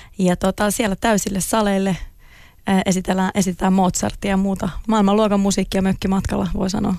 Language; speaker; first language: Finnish; native; Finnish